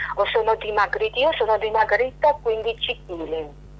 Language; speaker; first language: Italian; non-native, fluent; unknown